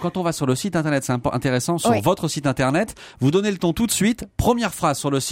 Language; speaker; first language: French; native; French